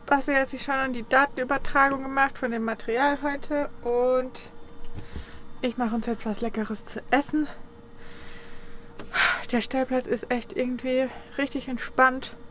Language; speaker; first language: German; native; German